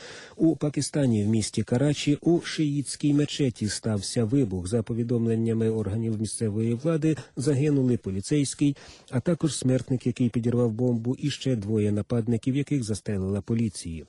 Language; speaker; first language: Ukrainian; native; Ukrainian